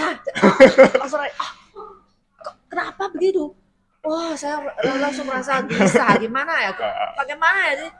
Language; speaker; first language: Indonesian; non-native, fluent; Chinese